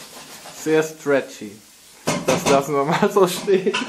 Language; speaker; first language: German; native; German